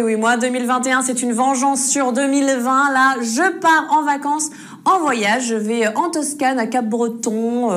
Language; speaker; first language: French; native; French